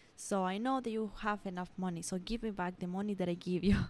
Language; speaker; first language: English; non-native, learner; Spanish